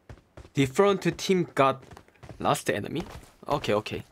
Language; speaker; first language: English; non-native, learner; Korean